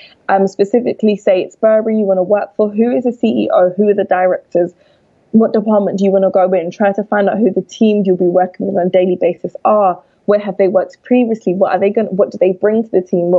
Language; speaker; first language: English; native; English